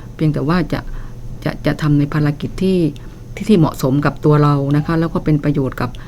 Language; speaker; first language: Thai; native; Thai